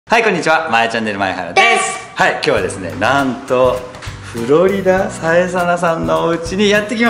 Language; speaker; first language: Japanese; native; Japanese